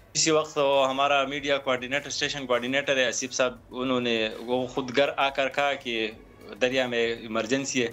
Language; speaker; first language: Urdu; non-native, local second language; Pashto